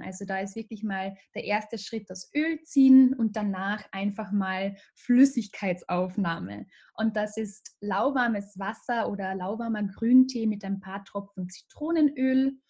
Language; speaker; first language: German; native; German